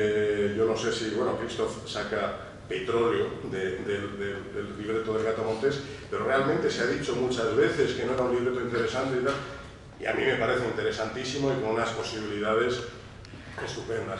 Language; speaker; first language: Spanish; native; Spanish